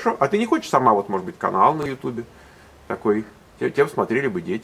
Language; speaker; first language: Russian; native; Russian